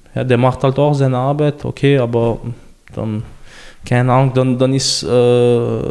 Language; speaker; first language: German; early bilingual, other home language; Chechen